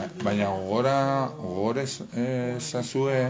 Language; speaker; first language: Basque; non-native, learner; Spanish